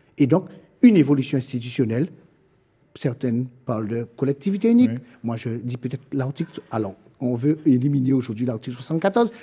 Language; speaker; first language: French; native; French